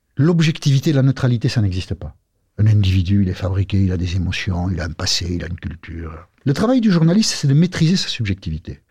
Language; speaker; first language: French; non-native, local second language; Basque